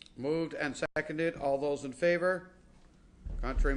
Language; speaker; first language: English; native; English